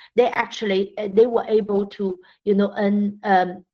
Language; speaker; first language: English; non-native, fluent; Chinese